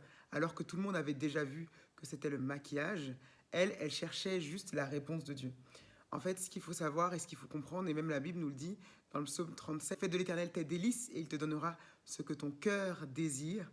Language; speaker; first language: French; native; French